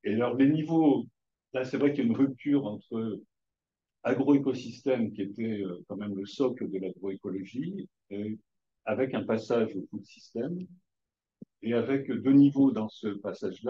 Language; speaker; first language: French; native; French